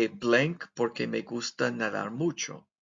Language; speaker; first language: Spanish; non-native, fluent; English